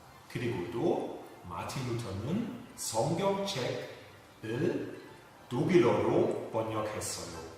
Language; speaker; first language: Korean; non-native, fluent; German